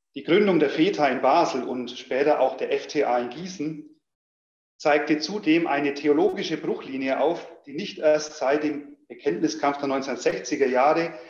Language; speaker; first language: German; native; German